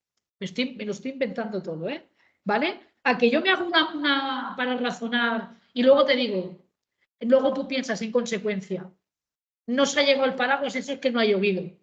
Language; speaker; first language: Spanish; native; Spanish